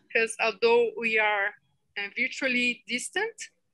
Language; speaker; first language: English; non-native, fluent; Portuguese